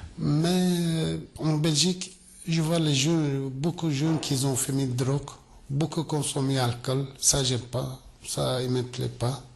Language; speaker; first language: French; non-native, learner; Turkish